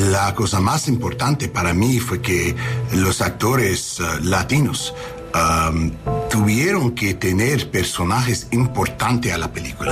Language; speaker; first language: Spanish; non-native, learner; English